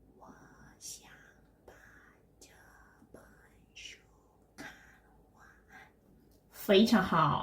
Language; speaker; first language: Chinese; non-native, fluent; Korean